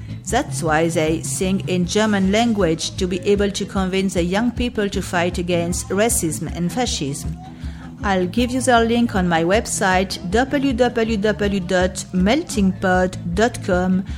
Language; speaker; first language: English; non-native, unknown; French